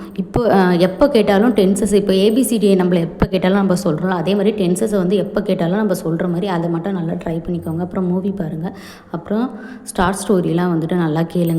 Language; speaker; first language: Tamil; native; Tamil